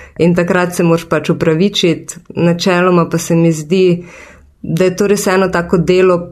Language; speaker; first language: Slovenian; native; Slovenian